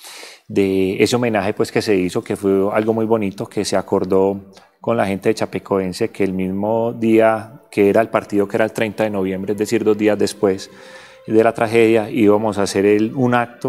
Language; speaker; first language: Spanish; native; Spanish